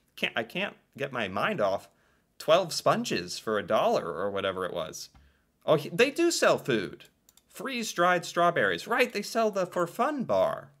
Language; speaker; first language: English; native; English